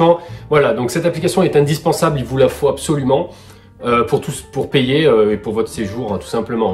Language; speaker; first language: French; native; French